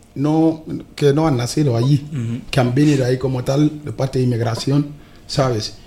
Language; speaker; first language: Spanish; non-native, fluent; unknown